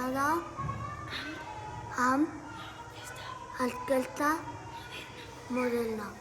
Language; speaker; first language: Catalan; non-native, local second language; Spanish